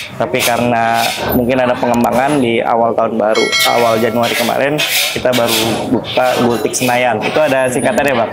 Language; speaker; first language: Indonesian; native; Indonesian